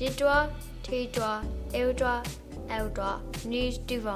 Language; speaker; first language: French; non-native, learner; English